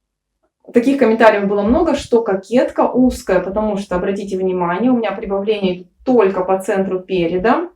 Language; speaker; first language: Russian; native; Russian